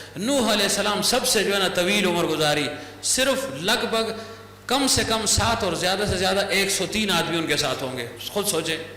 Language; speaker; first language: Urdu; non-native, local second language; Pashto